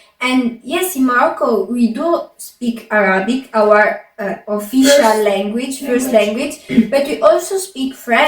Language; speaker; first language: English; non-native, fluent; Arabic